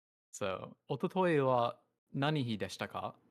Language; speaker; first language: Japanese; non-native, learner; English